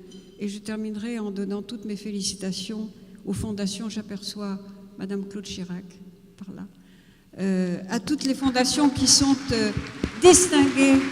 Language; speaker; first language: French; native; French